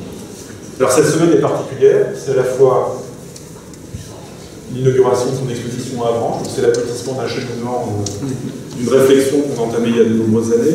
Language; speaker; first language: French; native; French